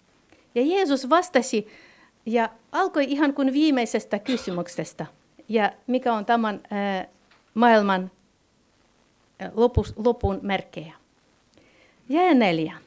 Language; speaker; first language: Finnish; non-native, fluent; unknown